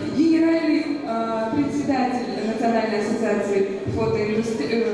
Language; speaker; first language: Russian; native; Russian